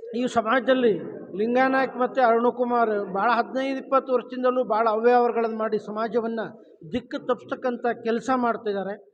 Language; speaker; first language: Kannada; non-native, local second language; Lambadi